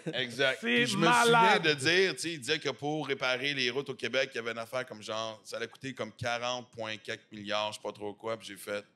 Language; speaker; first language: French; native; French